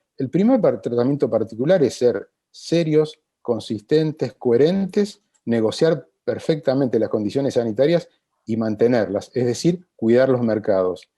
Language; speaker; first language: Spanish; native; Spanish